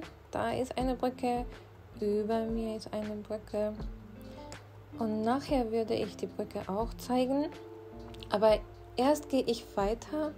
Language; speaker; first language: German; non-native, fluent; Urdu